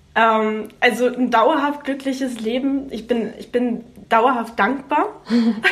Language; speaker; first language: German; native; German